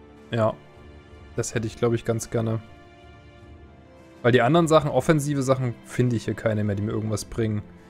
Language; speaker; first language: German; native; German